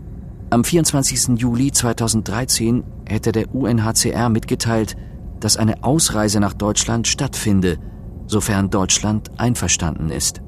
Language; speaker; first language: German; native; German